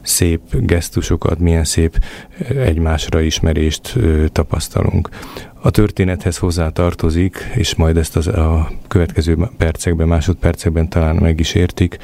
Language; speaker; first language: Hungarian; native; Hungarian